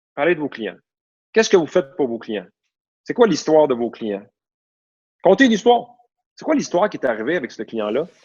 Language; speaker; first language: French; native; French